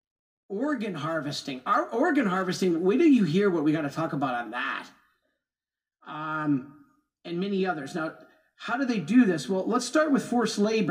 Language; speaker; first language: English; native; English